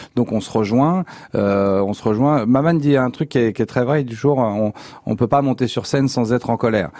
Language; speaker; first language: French; native; French